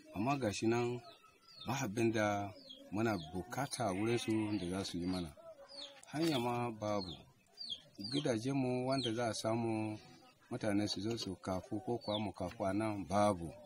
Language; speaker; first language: Hausa; non-native, local second language; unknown